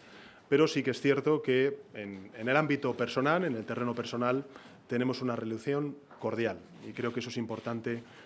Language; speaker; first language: Spanish; native; Spanish